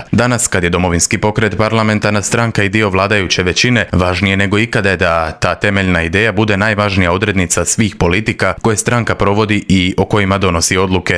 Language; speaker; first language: Croatian; native; Croatian